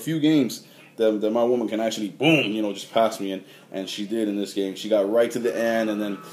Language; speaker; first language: English; native; English